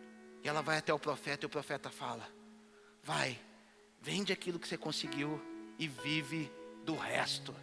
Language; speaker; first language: Portuguese; native; Portuguese